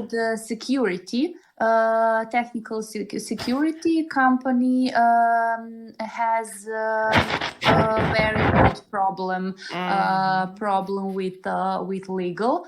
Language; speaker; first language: English; non-native, learner; Serbian